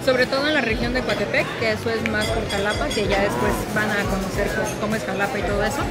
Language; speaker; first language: Spanish; native; Spanish